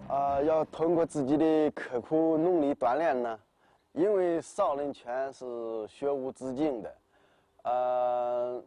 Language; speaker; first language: Chinese; native; Chinese